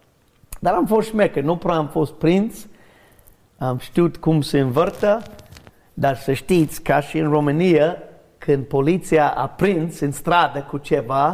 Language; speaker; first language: Romanian; non-native, learner; English